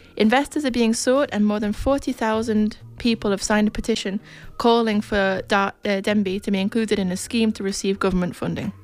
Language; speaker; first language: English; native; English